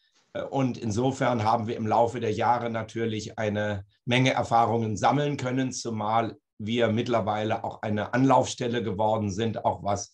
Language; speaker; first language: German; native; German